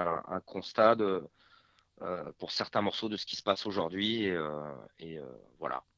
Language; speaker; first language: French; native; French